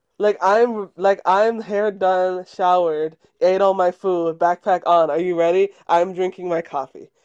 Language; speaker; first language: English; early bilingual, other home language; Spanish